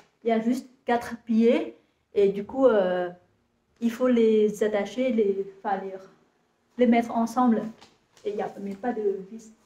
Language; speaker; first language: French; non-native, fluent; Vietnamese